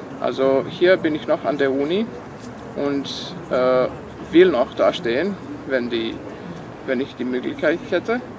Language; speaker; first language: German; non-native, local second language; Serbian